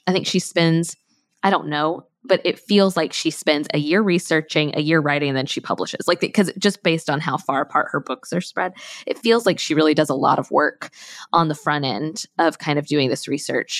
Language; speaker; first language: English; native; English